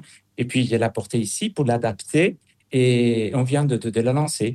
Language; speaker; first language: French; non-native, fluent; Spanish